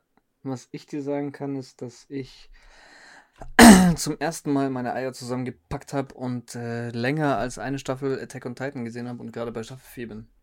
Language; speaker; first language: German; native; German